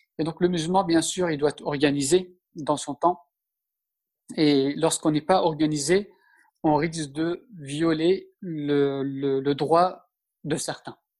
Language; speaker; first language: French; early bilingual, other home language; Turkish